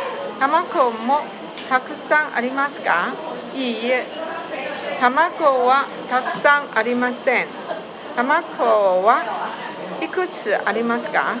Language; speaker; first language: Japanese; non-native, learner; Chinese